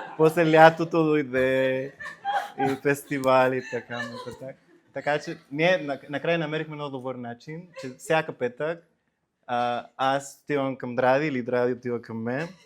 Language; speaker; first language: Bulgarian; non-native, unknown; Spanish